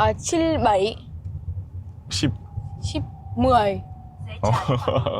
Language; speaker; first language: Korean; non-native, learner; Vietnamese